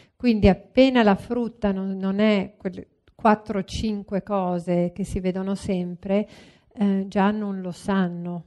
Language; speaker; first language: Italian; native; Italian